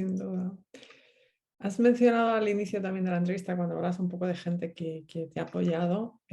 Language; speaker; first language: Spanish; native; Spanish